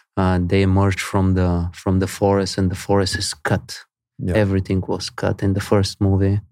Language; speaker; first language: English; non-native, fluent; Spanish